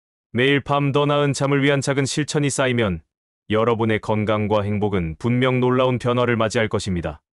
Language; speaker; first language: Korean; native; Korean